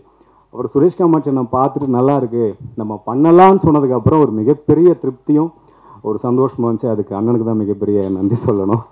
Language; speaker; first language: Tamil; native; Tamil